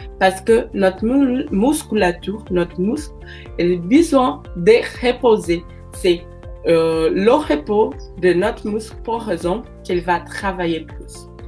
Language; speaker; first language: French; non-native, learner; Portuguese